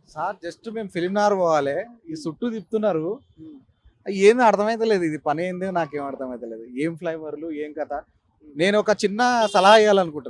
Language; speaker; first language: Telugu; native; Telugu